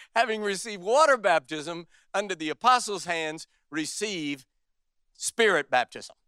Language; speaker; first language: English; native; English